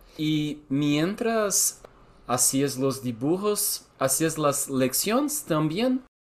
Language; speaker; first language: Spanish; non-native, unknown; Portuguese